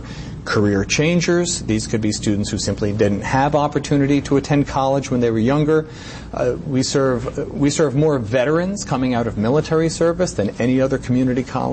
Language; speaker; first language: English; native; English